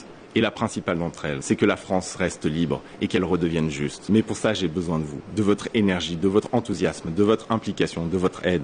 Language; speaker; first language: French; native; French